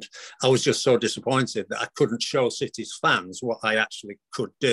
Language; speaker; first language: English; native; English